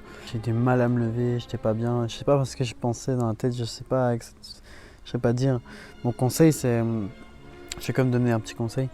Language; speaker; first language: French; native; French